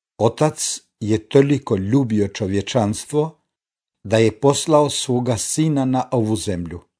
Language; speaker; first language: Croatian; non-native, fluent; Albanian